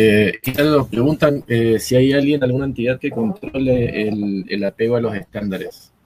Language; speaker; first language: Spanish; native; Spanish